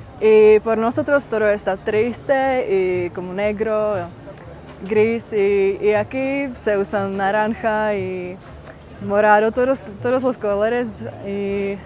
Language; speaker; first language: Spanish; non-native, fluent; Czech